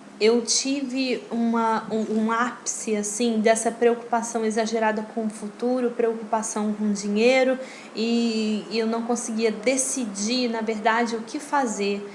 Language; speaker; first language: Portuguese; native; Portuguese